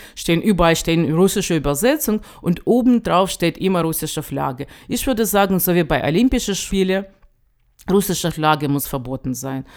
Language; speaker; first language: German; non-native, fluent; Ukrainian